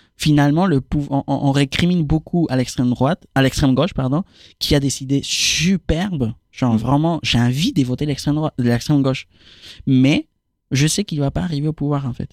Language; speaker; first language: French; non-native, fluent; Spanish